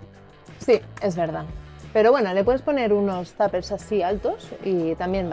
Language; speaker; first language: Spanish; native; Spanish